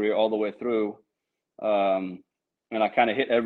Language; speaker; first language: English; native; English